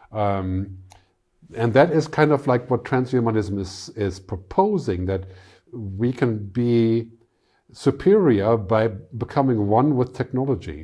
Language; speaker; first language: English; non-native, fluent; German